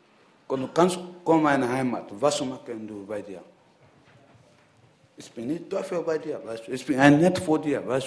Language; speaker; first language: German; non-native, learner; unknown